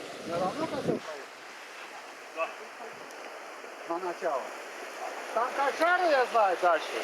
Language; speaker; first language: Russian; non-native, local second language; Turkmen